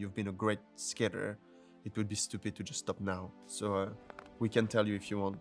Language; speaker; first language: English; non-native, fluent; French